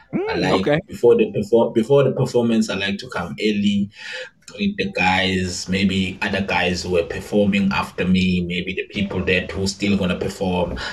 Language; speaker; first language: English; non-native, local second language; Zulu